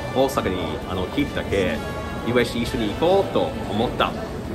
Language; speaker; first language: Japanese; non-native, fluent; English